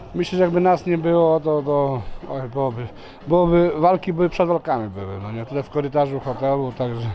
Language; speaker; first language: Polish; non-native, fluent; Serbian